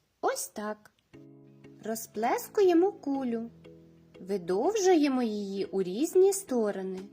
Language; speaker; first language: Ukrainian; native; Ukrainian